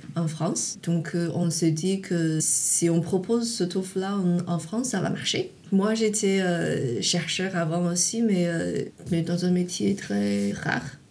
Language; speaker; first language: French; non-native, fluent; Chinese